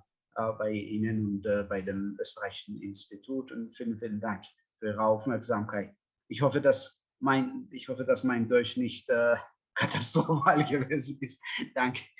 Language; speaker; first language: German; non-native, fluent; Persian